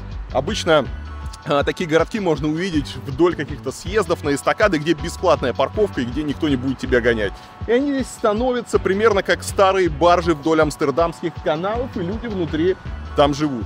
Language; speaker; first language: Russian; native; Russian